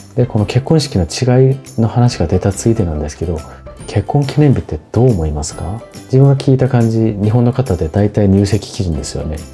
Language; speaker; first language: Japanese; non-native, fluent; Korean